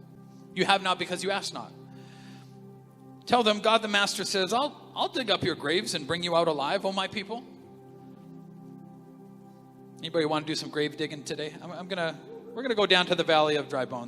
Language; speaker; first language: English; native; English